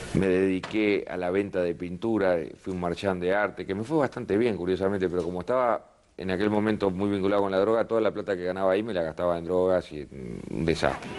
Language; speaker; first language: Spanish; native; Spanish